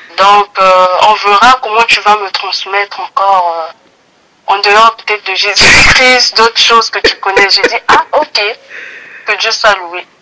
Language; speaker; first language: French; non-native, local second language; Lingala